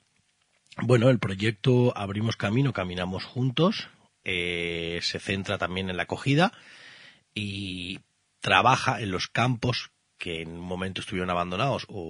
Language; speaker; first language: Spanish; native; Spanish